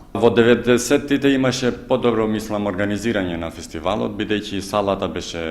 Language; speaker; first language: Macedonian; native; Macedonian